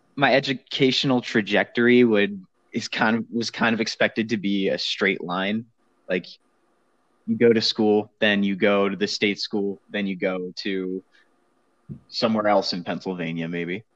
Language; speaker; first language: English; native; English